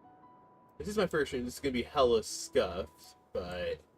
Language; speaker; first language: English; native; English